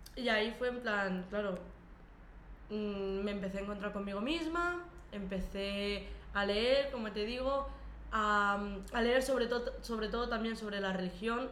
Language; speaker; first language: Spanish; early bilingual, other home language; Arabic